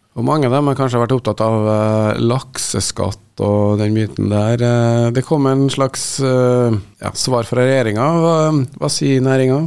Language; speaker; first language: Norwegian; native; Norwegian